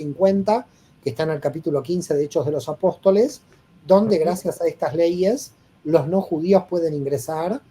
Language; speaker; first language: Spanish; native; Spanish